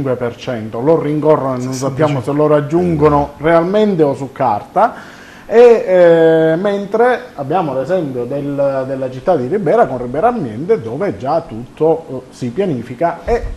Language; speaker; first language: Italian; native; Italian